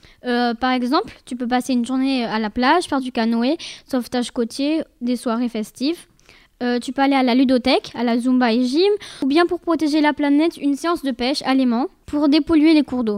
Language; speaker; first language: French; native; French